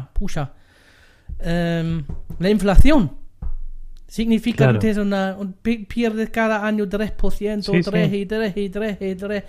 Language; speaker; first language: Spanish; non-native, learner; German